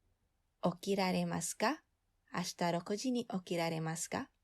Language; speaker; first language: Japanese; non-native, fluent; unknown